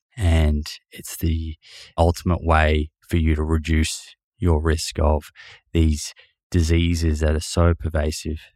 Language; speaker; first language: English; native; English